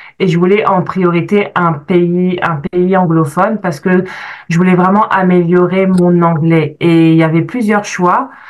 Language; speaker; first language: French; native; French